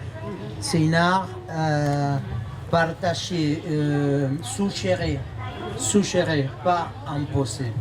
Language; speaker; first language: French; non-native, fluent; Spanish